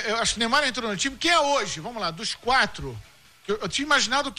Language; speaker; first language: Portuguese; native; Portuguese